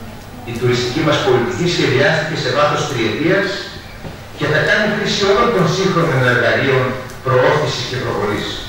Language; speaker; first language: Greek; native; Greek